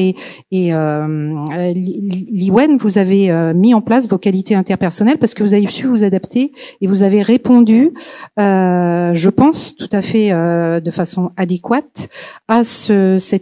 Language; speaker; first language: French; native; French